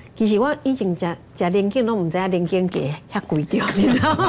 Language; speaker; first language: Chinese; native; Chinese